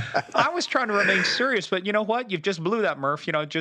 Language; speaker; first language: English; native; English